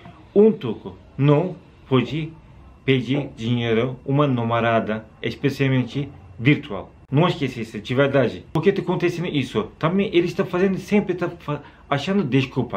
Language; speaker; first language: Portuguese; non-native, learner; Turkish